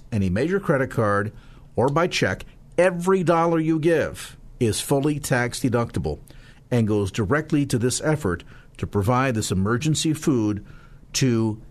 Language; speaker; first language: English; native; English